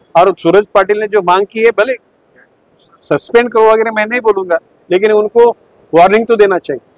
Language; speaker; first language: Hindi; non-native, local second language; Marathi